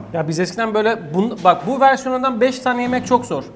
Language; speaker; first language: Turkish; early bilingual, heritage; Turkish